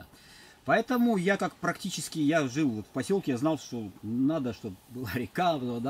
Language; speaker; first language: Russian; native; Russian